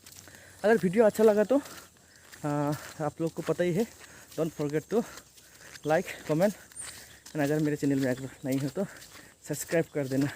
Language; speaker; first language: Hindi; non-native, local second language; Nepali